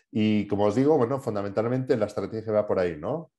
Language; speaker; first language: Spanish; native; Spanish